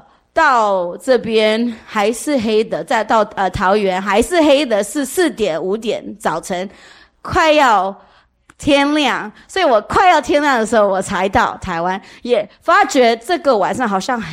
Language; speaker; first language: Chinese; early bilingual, heritage; English